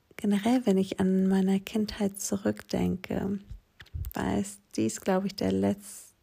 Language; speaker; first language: German; non-native, fluent; Greek